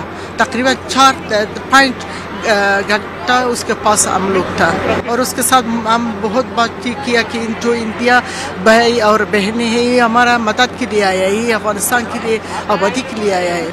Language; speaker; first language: Hindi; non-native, learner; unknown